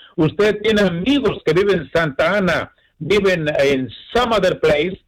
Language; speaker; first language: English; non-native, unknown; Spanish